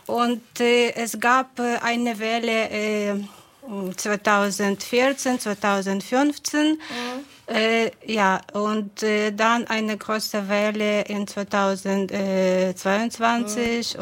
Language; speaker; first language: German; non-native, fluent; Ukrainian